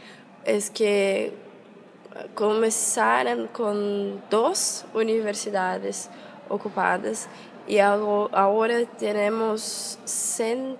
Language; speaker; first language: Spanish; non-native, fluent; Portuguese